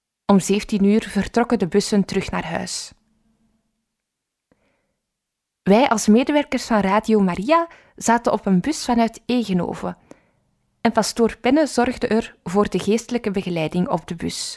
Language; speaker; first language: Dutch; native; Dutch